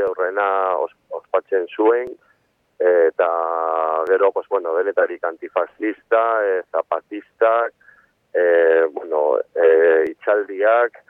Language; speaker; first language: Basque; non-native, local second language; Spanish